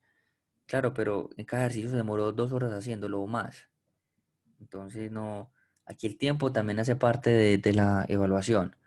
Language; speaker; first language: Spanish; native; Spanish